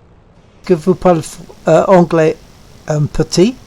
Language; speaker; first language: French; non-native, learner; English